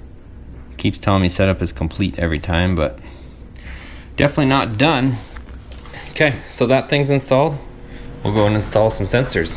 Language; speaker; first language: English; native; English